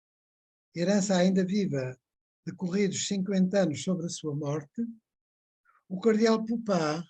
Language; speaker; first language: Portuguese; native; Portuguese